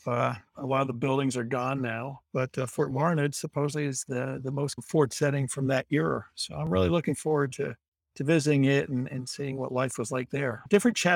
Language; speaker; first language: English; native; English